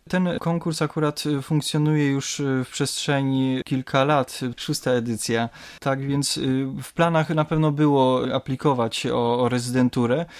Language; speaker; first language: Polish; native; Polish